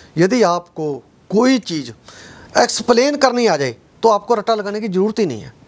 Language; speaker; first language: Hindi; non-native, local second language; Punjabi